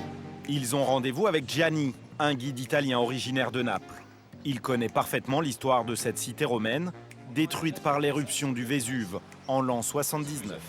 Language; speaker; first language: French; native; French